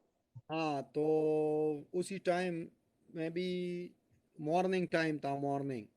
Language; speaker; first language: Hindi; non-native, local second language; Pashto